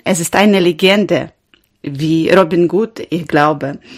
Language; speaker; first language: German; non-native, learner; Ukrainian